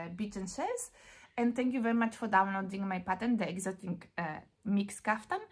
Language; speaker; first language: English; non-native, fluent; Polish